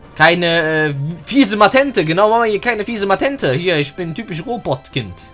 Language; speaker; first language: German; early bilingual, other home language; Turkish